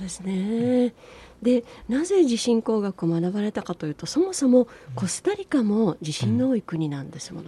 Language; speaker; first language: Japanese; native; Japanese